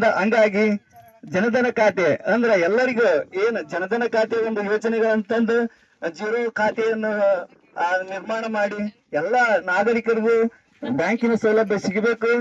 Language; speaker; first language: Kannada; native; Kannada